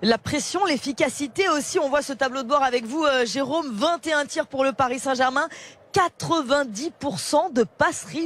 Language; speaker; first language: French; native; French